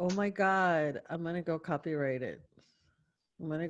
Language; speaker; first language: English; early bilingual, other home language; Spanish